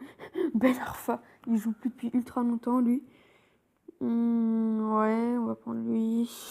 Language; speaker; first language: French; native; French